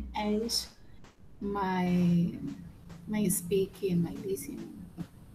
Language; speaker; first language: English; non-native, learner; Spanish